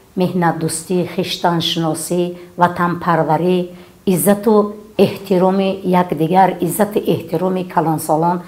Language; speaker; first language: Tajik; native; Tajik